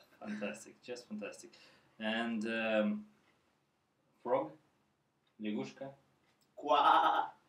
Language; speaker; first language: English; non-native, fluent; Russian